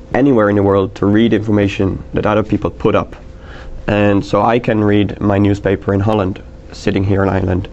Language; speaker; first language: English; non-native, fluent; Dutch